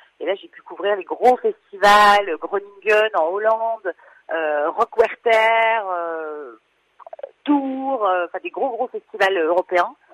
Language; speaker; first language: French; native; French